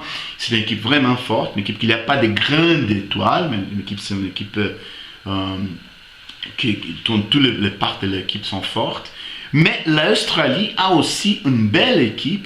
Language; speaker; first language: French; non-native, fluent; Portuguese